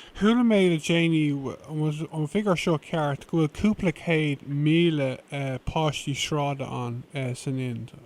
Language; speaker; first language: Irish; non-native, local second language; English